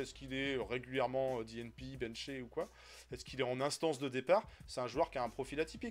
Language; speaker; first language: French; native; French